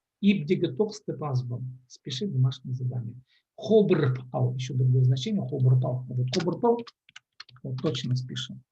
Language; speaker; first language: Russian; non-native, local second language; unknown